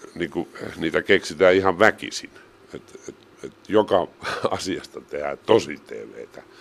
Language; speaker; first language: Finnish; native; Finnish